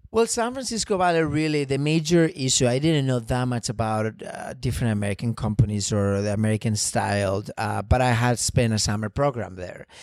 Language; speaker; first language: English; non-native, fluent; Spanish